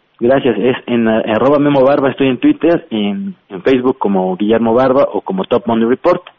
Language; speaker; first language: Spanish; native; Spanish